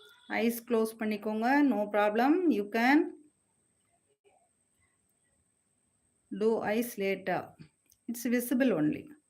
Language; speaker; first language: English; non-native, local second language; Tamil